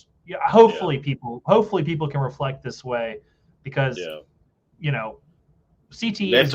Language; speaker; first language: English; native; English